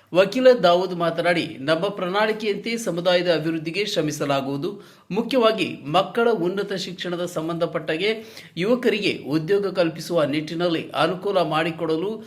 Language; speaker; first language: Kannada; native; Kannada